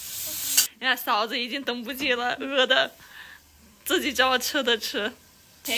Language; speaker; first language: Chinese; non-native, fluent; Armenian